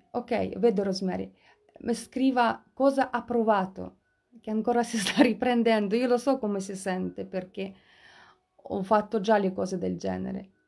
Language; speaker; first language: Italian; non-native, fluent; Russian